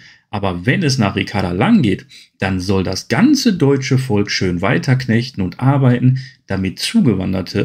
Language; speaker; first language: German; native; German